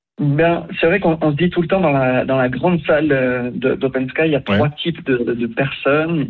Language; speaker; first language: French; native; French